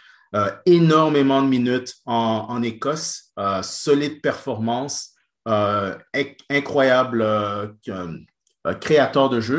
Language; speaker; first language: French; native; French